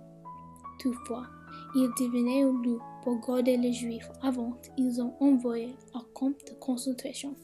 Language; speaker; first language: French; non-native, learner; English